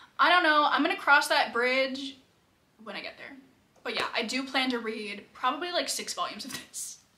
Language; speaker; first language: English; native; English